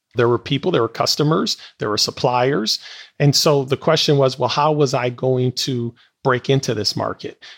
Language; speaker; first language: English; native; English